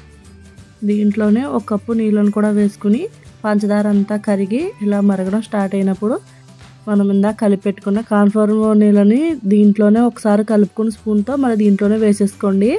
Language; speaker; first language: Telugu; native; Telugu